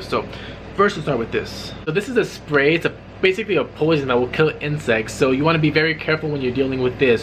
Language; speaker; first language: English; native; English